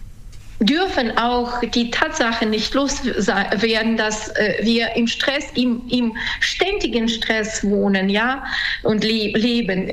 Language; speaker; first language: German; non-native, fluent; Ukrainian